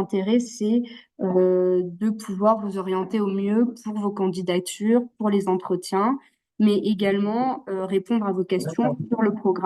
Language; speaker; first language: French; native; French